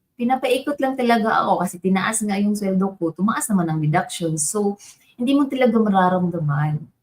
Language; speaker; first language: Filipino; native; Filipino